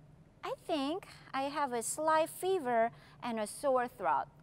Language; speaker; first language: English; non-native, fluent; Korean